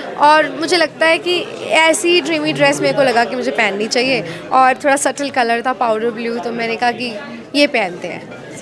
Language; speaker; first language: Hindi; native; Hindi